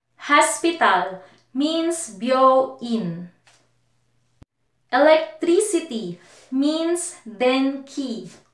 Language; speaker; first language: English; non-native, local second language; Filipino